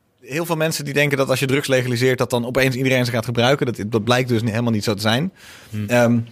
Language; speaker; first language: Dutch; native; Dutch